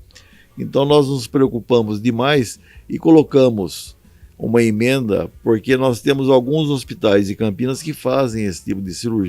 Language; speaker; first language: Portuguese; native; Portuguese